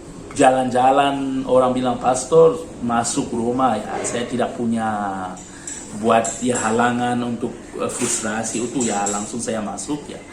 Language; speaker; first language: Indonesian; non-native, learner; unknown